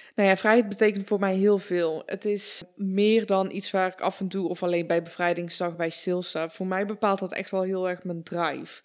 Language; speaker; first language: Dutch; early bilingual, other home language; Persian